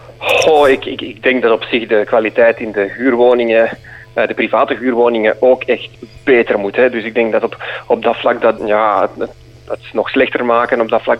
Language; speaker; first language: Dutch; native; Dutch